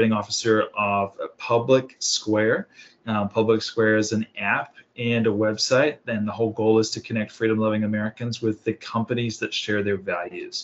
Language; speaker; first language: English; native; English